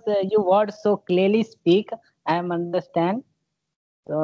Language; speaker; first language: English; non-native, learner; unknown